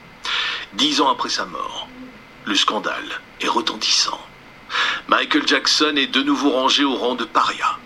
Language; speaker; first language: French; native; French